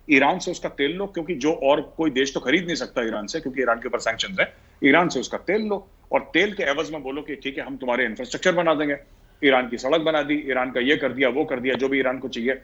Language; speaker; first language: Hindi; native; Hindi